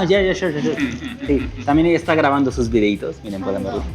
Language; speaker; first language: Spanish; native; Spanish